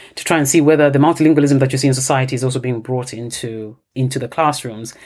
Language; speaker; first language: English; non-native, local second language; Bemba